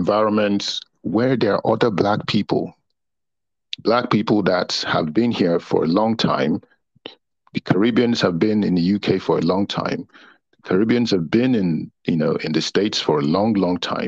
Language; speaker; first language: English; non-native, local second language; Yoruba